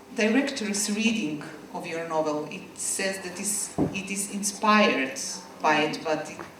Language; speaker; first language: English; non-native, fluent; Macedonian